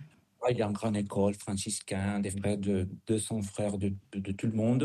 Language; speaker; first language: French; non-native, fluent; Spanish